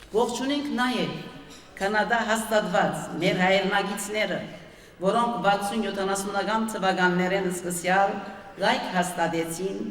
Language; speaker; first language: Armenian; early bilingual, heritage; Armenian